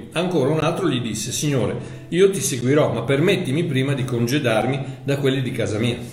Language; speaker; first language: Italian; native; Italian